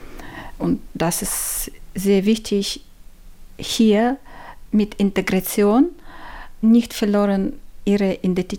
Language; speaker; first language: German; non-native, learner; Ukrainian